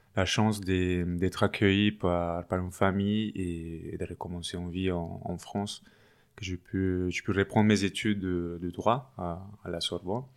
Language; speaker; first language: French; non-native, fluent; Spanish